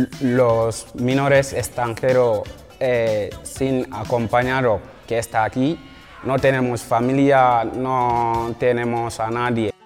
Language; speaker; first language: Spanish; non-native, learner; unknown